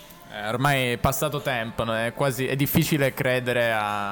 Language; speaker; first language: Italian; native; Italian